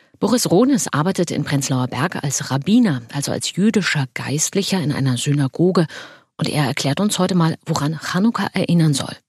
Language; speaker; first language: German; native; German